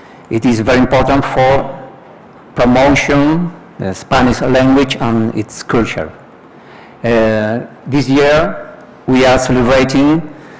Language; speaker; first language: English; non-native, fluent; Spanish